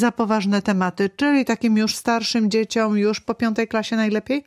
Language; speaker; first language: Polish; native; Polish